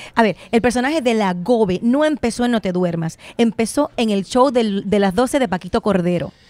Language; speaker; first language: Spanish; native; Spanish